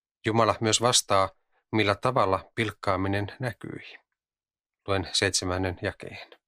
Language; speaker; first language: Finnish; native; Finnish